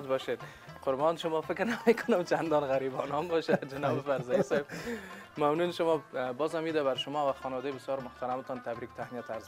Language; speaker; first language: Persian; native; Persian